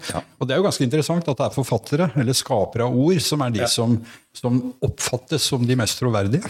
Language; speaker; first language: Norwegian; native; Norwegian